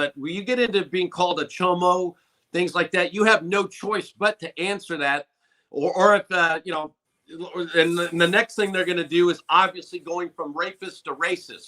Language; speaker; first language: English; native; English